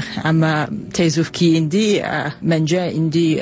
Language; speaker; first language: Azerbaijani; non-native, learner; English